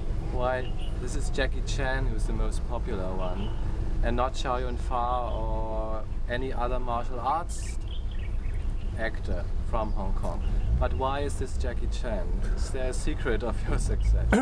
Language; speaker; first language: English; non-native, fluent; German